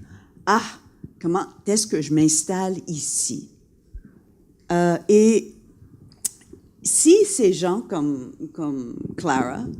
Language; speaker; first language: French; non-native, local second language; English